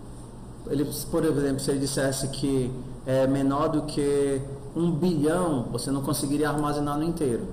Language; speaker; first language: Portuguese; native; Portuguese